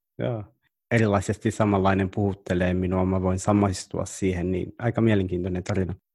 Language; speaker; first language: Finnish; early bilingual, other home language; Somali